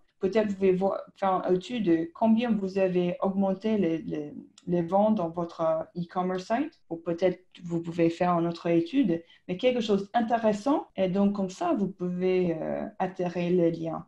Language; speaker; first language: French; non-native, fluent; English